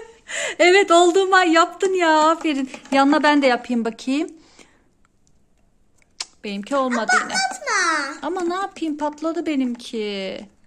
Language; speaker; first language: Turkish; native; Turkish